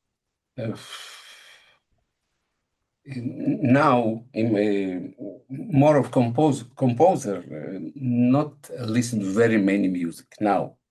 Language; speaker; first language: English; non-native, learner; Russian